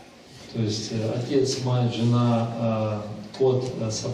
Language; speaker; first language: Russian; native; Russian